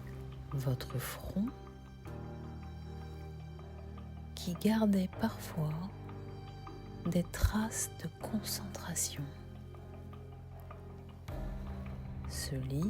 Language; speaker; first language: French; native; French